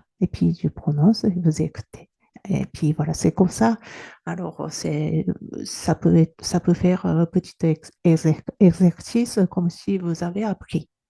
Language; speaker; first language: French; non-native, fluent; Japanese